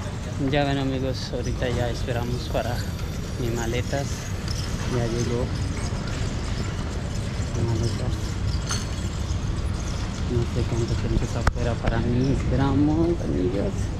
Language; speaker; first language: Spanish; non-native, learner; Punjabi